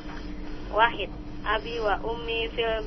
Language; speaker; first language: Arabic; non-native, learner; Indonesian